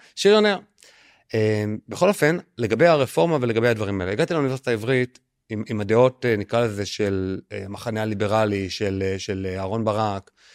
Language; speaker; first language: Hebrew; native; Hebrew